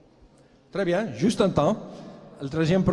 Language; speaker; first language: French; non-native, fluent; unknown